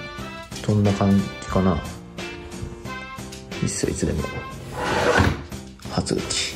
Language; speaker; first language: Japanese; native; Japanese